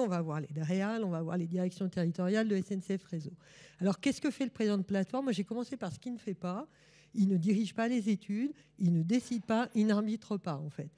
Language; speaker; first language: French; native; French